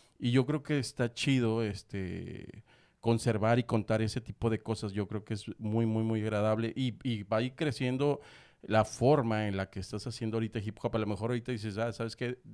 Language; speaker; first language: Spanish; native; Spanish